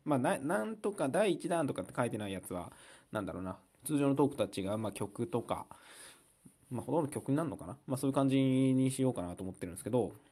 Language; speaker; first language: Japanese; native; Japanese